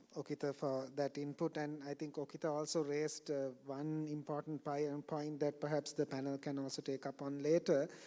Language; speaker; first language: English; non-native, local second language; Sinhala